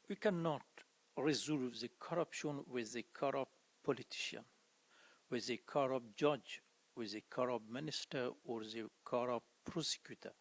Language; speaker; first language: English; non-native, fluent; Persian